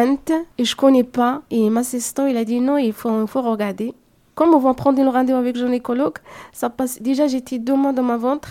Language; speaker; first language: French; non-native, learner; Arabic